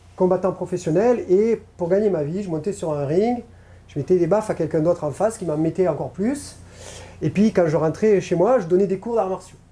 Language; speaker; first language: French; native; French